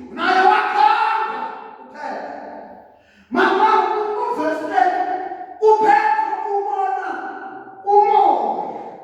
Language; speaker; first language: Zulu; non-native, local second language; Swati